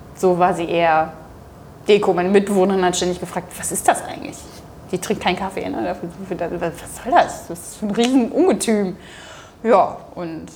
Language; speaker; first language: German; native; German